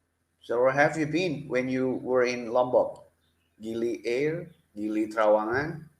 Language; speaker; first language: English; non-native, learner; Indonesian